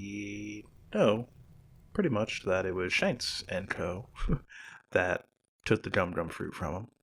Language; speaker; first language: English; native; English